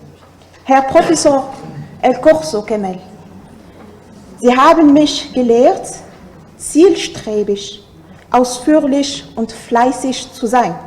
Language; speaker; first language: German; non-native, fluent; Arabic